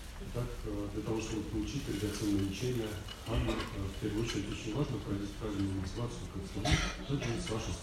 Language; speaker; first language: Russian; native; Russian